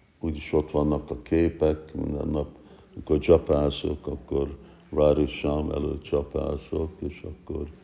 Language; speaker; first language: Hungarian; early bilingual, heritage; Hungarian